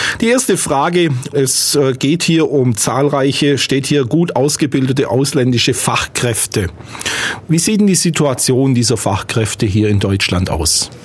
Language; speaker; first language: German; native; German